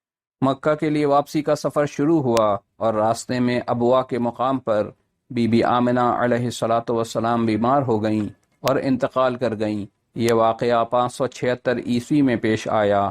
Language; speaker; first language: Urdu; native; Urdu